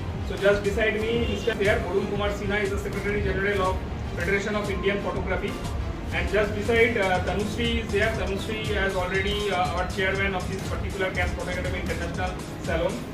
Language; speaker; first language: English; non-native, local second language; Bangla